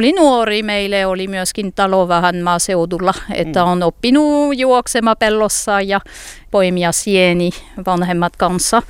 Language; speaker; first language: Finnish; non-native, fluent; French